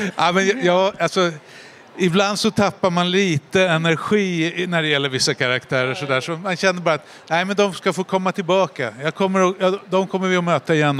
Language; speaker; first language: Swedish; native; Swedish